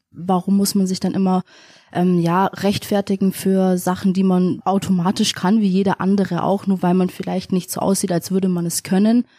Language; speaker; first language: German; early bilingual, other home language; Turkish